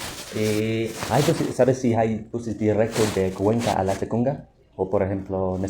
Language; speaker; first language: Spanish; non-native, learner; English